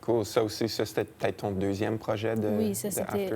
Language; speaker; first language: French; native; French